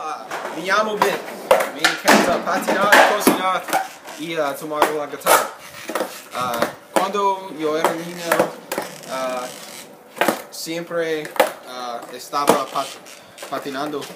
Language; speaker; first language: Spanish; non-native, learner; English